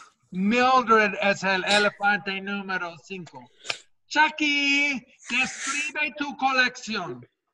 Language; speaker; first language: Spanish; non-native, fluent; English